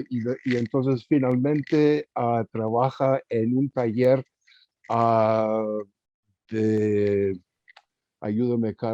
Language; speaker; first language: Spanish; early bilingual, heritage; Spanish